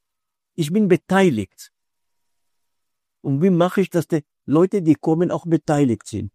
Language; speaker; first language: German; non-native, fluent; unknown